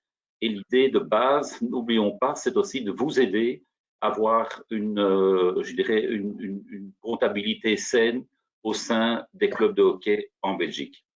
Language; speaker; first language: French; native; French